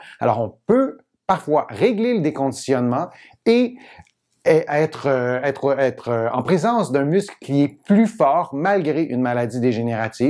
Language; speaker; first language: French; native; French